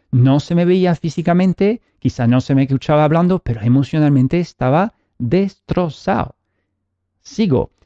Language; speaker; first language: Spanish; early bilingual, heritage; Spanish